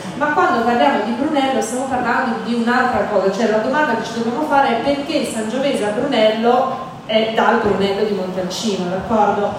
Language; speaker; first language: Italian; native; Italian